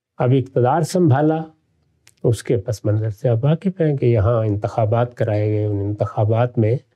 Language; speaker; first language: Urdu; non-native, local second language; Punjabi